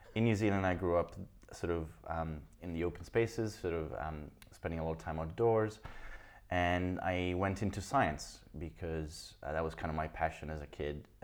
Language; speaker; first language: English; early bilingual, other home language; Italian